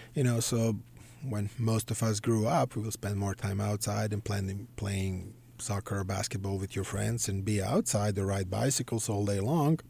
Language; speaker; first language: English; non-native, fluent; Serbian